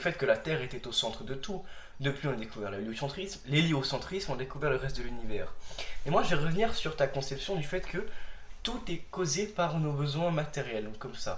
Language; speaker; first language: French; native; French